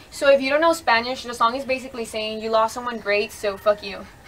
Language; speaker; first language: English; early bilingual, other home language; Spanish